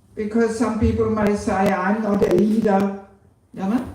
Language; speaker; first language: English; non-native, fluent; German